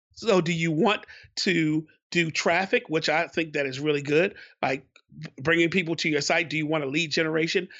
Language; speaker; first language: English; native; English